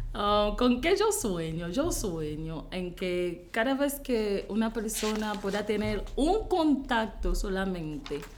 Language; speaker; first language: Spanish; non-native, fluent; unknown